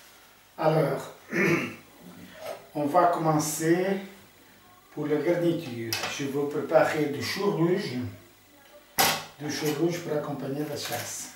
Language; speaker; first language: French; non-native, learner; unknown